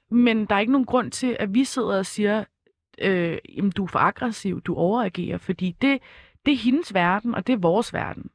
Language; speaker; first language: Danish; early bilingual, other home language; Kurdish